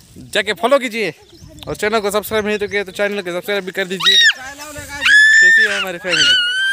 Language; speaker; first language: Hindi; non-native, local second language; Marathi